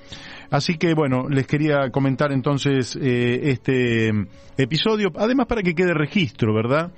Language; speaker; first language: Spanish; native; Spanish